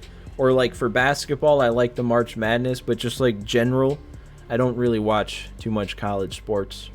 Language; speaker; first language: English; native; English